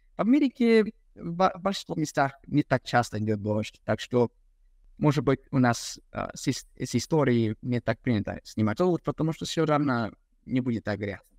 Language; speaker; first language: Russian; non-native, fluent; English